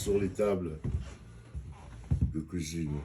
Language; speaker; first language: French; non-native, fluent; Georgian